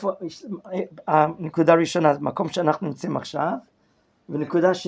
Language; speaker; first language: Hebrew; non-native, fluent; English